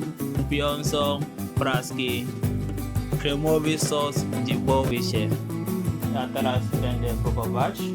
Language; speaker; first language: Polish; non-native, learner; English